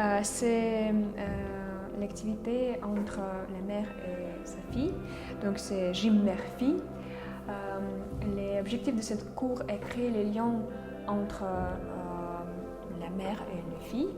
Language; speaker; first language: French; non-native, fluent; Russian